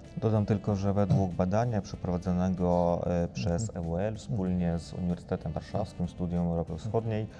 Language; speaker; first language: Polish; non-native, fluent; Ukrainian